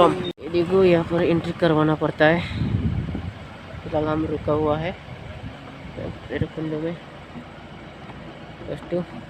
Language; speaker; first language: Hindi; non-native, local second language; Bodo